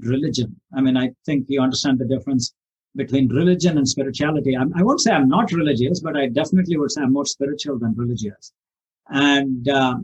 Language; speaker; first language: English; non-native, local second language; Kannada